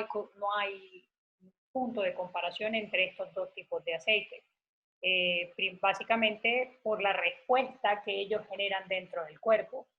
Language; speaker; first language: Spanish; native; Spanish